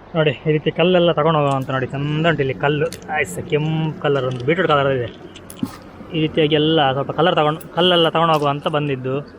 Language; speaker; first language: Kannada; native; Kannada